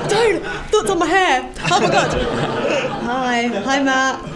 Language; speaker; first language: English; native; English